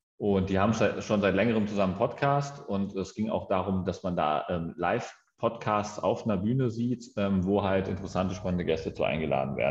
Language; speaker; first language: German; native; German